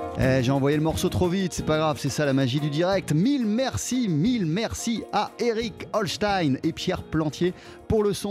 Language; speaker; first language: French; native; French